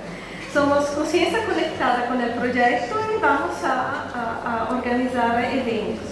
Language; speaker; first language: Spanish; non-native, fluent; Italian